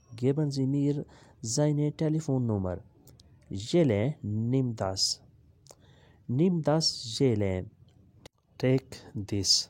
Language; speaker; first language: German; non-native, learner; Urdu